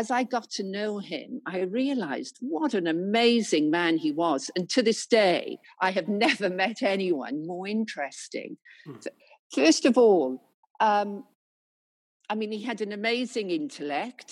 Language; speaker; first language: English; native; English